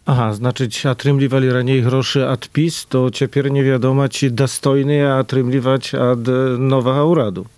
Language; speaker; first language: Belarusian; native; Belarusian